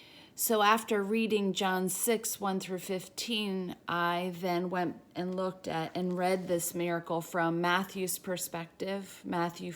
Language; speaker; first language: English; native; English